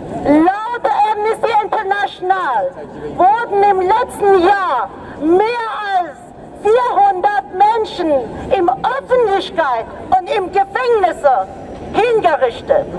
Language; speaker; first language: German; non-native, fluent; Persian